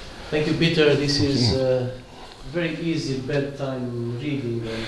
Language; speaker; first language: English; non-native, fluent; Romanian